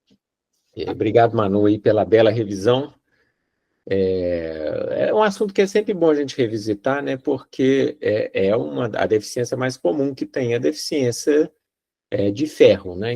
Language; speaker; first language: Portuguese; native; Portuguese